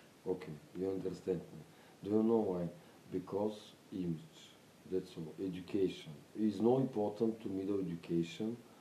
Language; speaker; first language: English; non-native, learner; Bulgarian